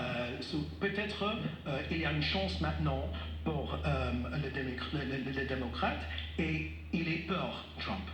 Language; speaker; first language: French; non-native, fluent; English